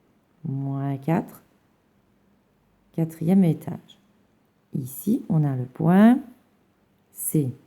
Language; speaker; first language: French; native; French